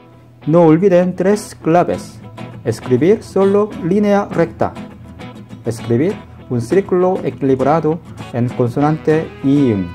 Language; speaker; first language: Spanish; non-native, learner; Korean